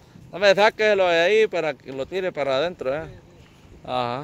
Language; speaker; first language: Spanish; native; Spanish